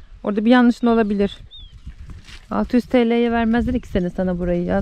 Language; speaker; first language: Turkish; native; Turkish